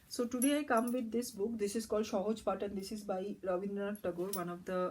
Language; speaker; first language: English; non-native, local second language; Bangla